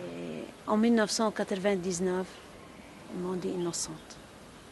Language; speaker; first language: French; non-native, local second language; Arabic